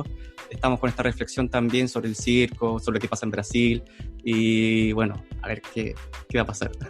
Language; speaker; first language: Spanish; native; Spanish